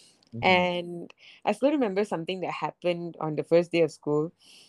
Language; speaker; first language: English; native; English